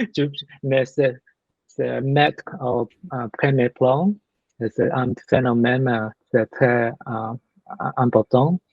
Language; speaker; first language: French; non-native, learner; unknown